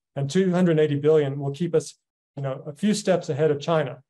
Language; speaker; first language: English; native; English